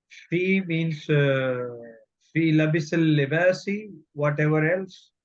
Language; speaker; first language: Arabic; non-native, fluent; Urdu